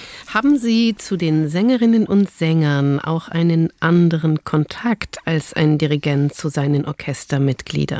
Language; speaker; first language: German; native; German